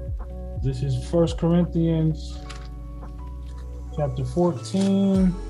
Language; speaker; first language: English; native; English